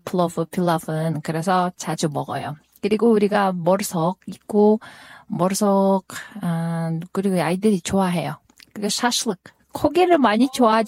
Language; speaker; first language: Korean; non-native, fluent; Kyrgyz